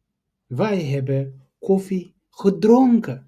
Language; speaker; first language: Dutch; non-native, learner; Tigrinya